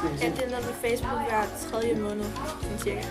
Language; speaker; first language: Danish; native; Danish